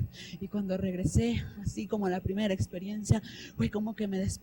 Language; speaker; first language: Spanish; native; Spanish